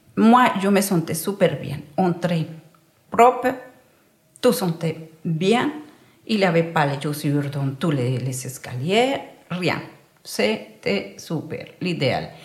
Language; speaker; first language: French; non-native, learner; Spanish